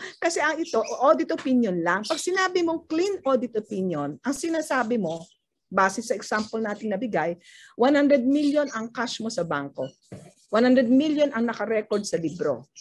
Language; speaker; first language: Filipino; native; Filipino